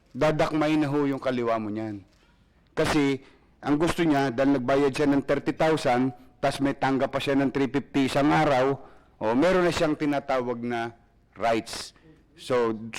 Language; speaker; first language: Filipino; native; Filipino